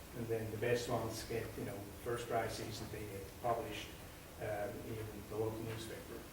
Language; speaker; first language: English; non-native, fluent; Swiss German